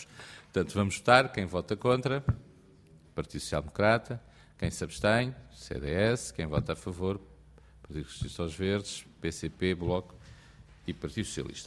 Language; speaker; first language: Portuguese; native; Portuguese